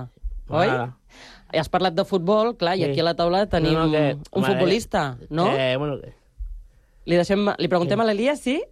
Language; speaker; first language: Catalan; native; Catalan